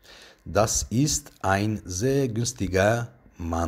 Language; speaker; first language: German; non-native, fluent; Turkish